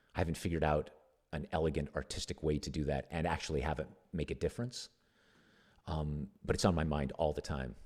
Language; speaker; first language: English; native; English